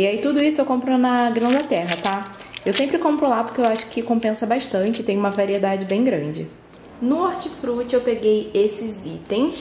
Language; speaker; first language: Portuguese; native; Portuguese